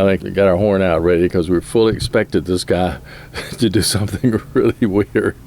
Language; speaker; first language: English; native; English